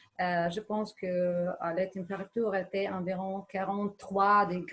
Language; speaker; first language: French; non-native, learner; Ukrainian